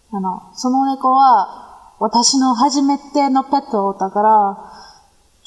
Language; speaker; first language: Japanese; non-native, learner; English